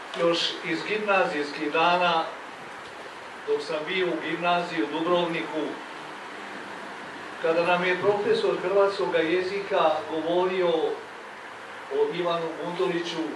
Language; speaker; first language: Croatian; native; Croatian